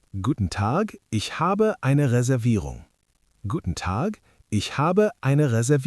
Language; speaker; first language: German; non-native, learner; English